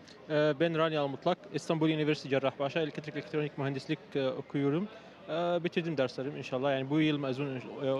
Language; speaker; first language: Turkish; non-native, learner; Arabic